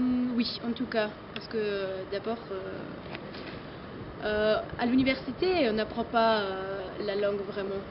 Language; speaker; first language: French; non-native, fluent; German